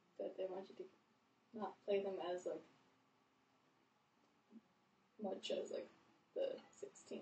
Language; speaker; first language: English; native; English